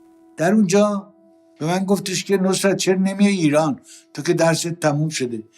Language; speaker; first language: Persian; native; Persian